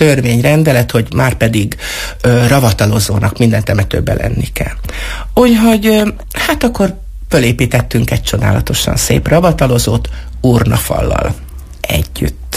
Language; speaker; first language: Hungarian; native; Hungarian